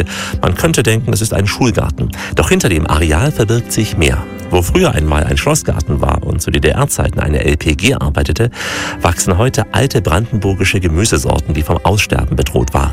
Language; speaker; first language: German; native; German